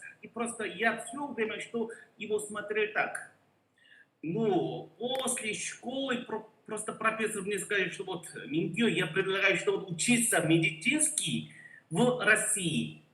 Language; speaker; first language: Russian; non-native, learner; Korean